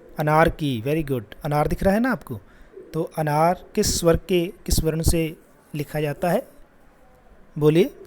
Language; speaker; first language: Hindi; non-native, local second language; Punjabi